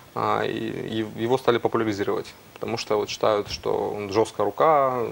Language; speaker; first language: Russian; native; Russian